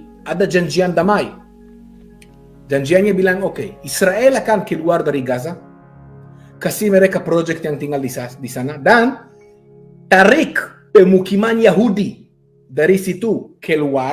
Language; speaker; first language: Indonesian; non-native, fluent; Hebrew